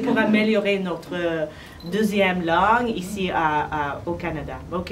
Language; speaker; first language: French; non-native, learner; English